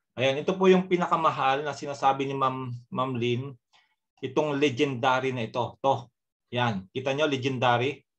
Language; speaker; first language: Filipino; native; Filipino